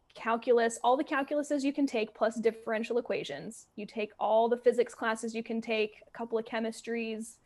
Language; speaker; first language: English; native; English